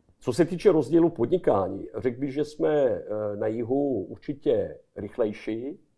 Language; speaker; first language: Czech; non-native, fluent; Serbian